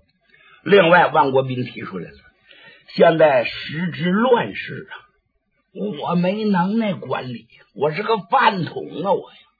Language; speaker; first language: Chinese; native; Chinese